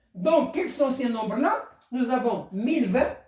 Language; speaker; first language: French; non-native, local second language; Arabic